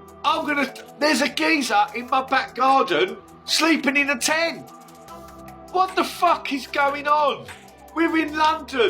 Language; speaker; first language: English; native; English